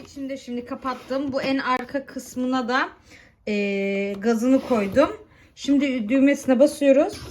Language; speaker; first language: Turkish; early bilingual, heritage; Turkish